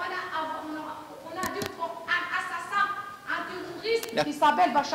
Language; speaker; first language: French; non-native, learner; Arabic